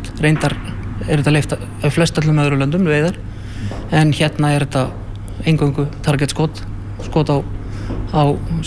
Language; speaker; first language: Icelandic; native; Icelandic